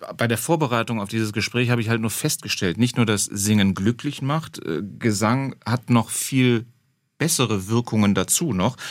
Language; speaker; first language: German; native; German